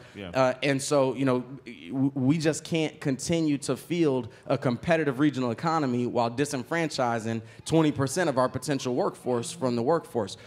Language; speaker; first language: English; native; English